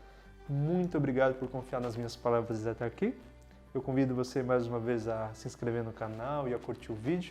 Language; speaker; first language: Portuguese; native; Portuguese